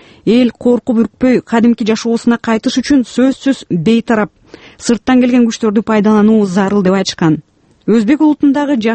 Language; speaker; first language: Kyrgyz; native; Kyrgyz